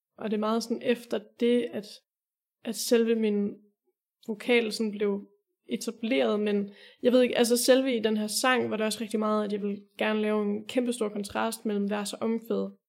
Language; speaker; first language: Danish; native; Danish